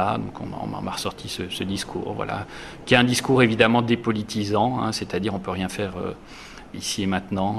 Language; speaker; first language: French; native; French